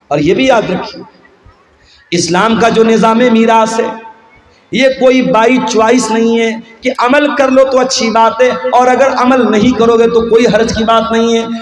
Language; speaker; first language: Urdu; native; Urdu